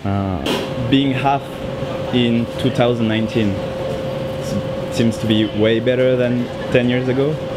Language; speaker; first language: English; non-native, fluent; French